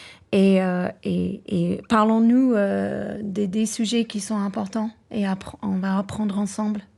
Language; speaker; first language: French; non-native, fluent; English